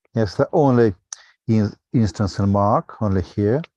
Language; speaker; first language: English; non-native, fluent; Russian